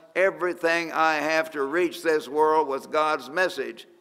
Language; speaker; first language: English; native; English